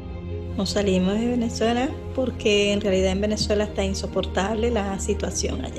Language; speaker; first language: Spanish; native; Spanish